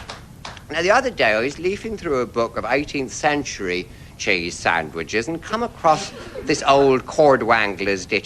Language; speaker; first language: English; native; English